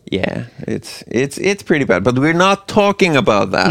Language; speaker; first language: English; non-native, fluent; Finnish